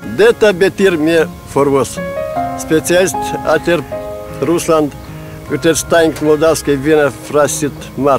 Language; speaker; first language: Norwegian; non-native, learner; Romanian